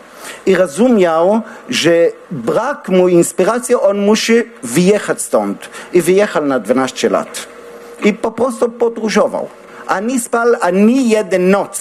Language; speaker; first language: Polish; non-native, learner; Hebrew